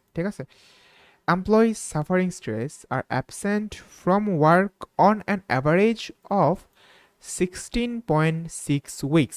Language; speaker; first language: English; non-native, local second language; Bangla